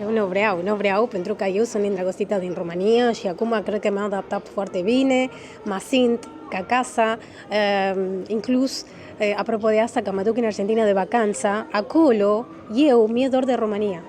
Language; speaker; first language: Romanian; non-native, learner; Spanish